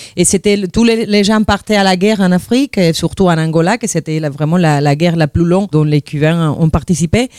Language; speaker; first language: French; non-native, fluent; Spanish